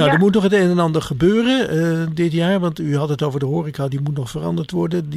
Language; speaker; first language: Dutch; native; Dutch